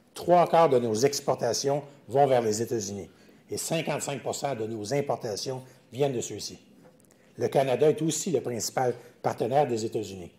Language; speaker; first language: French; native; French